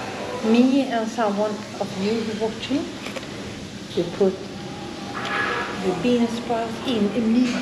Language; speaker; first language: English; non-native, fluent; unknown